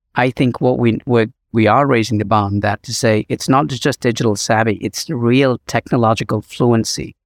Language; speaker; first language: English; native; English